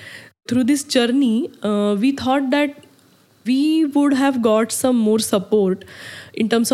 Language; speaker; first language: English; non-native, local second language; Marathi